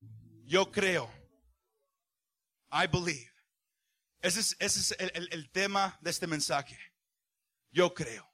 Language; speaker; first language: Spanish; early bilingual, heritage; Spanish